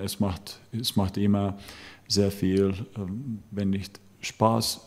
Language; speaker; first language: German; non-native, fluent; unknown